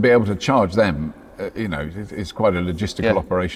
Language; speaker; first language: English; native; English